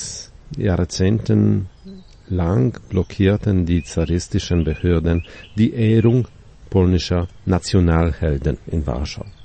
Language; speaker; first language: German; non-native, fluent; Polish